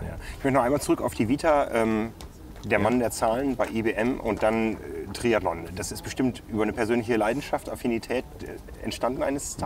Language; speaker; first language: German; native; German